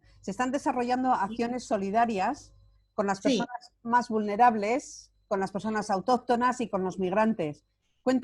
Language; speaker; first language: Spanish; native; Spanish